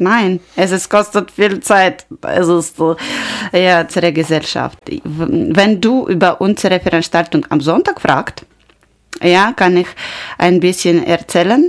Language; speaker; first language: German; non-native, learner; Ukrainian